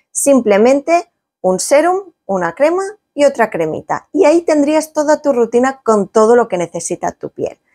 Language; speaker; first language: Spanish; native; Spanish